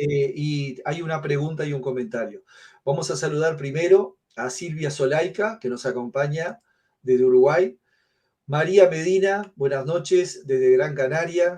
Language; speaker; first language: Spanish; native; Spanish